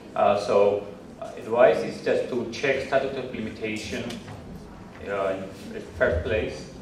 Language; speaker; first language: English; non-native, fluent; Georgian